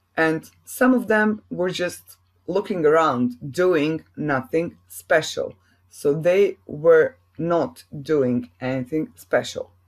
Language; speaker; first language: English; non-native, fluent; Serbian